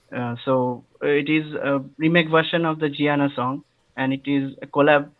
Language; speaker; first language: English; non-native, local second language; Bangla